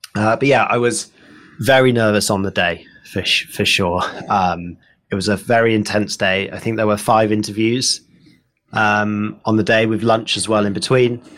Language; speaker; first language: English; native; English